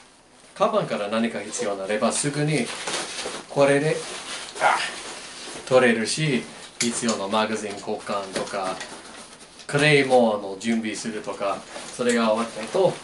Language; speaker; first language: Japanese; non-native, learner; English